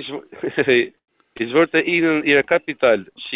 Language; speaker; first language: German; non-native, fluent; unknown